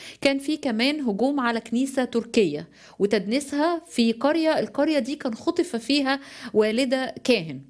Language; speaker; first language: Arabic; native; Arabic